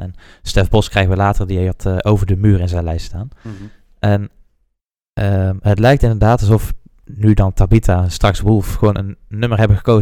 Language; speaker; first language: Dutch; native; Dutch